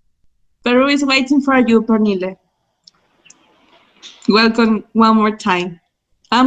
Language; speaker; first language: English; non-native, fluent; Spanish